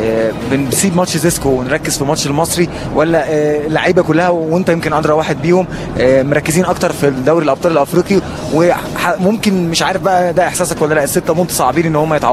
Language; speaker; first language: Arabic; native; Arabic